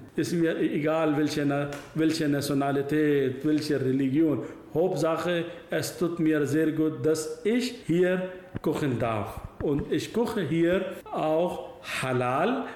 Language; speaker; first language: German; non-native, learner; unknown